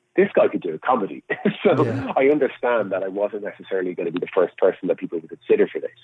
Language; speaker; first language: English; native; English